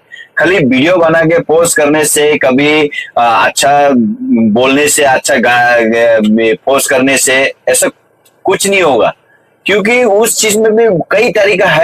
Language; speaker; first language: Hindi; non-native, local second language; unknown